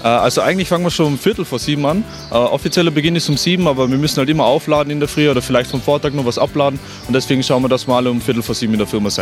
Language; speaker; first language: German; native; German